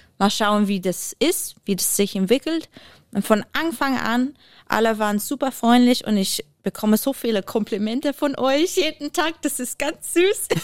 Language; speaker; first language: German; non-native, fluent; English